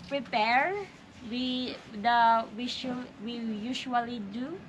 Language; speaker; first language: English; non-native, local second language; Cebuano